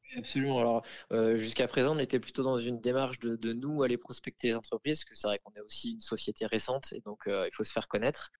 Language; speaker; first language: French; native; French